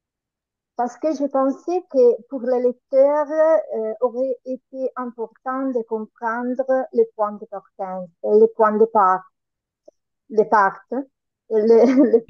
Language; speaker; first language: French; non-native, learner; Italian